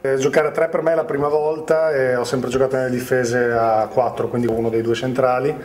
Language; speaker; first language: Italian; non-native, fluent; Swedish